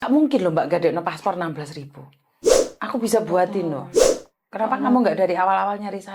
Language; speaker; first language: Malay; native; Malay